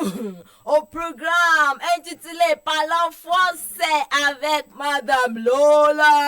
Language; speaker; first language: French; non-native, fluent; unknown